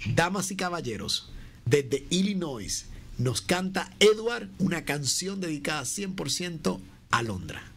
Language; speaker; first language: Spanish; native; Spanish